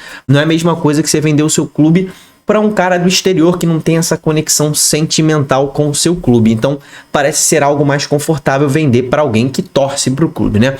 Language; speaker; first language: Portuguese; native; Portuguese